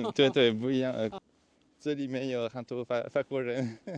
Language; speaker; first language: Chinese; non-native, learner; French